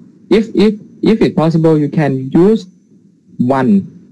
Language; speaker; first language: English; non-native, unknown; Thai